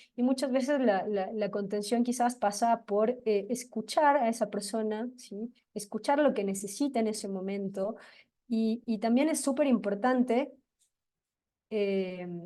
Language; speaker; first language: Spanish; native; Spanish